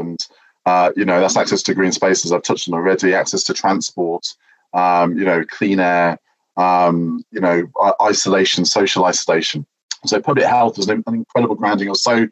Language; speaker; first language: English; native; English